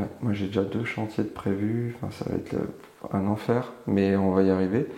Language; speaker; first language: French; native; French